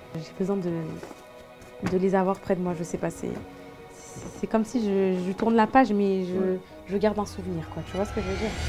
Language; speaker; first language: French; native; French